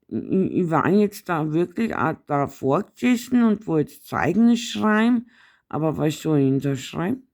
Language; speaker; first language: German; native; German